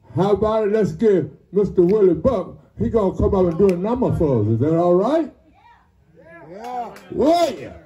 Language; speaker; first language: English; native; English